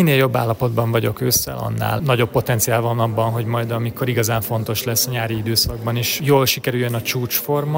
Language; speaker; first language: Hungarian; native; Hungarian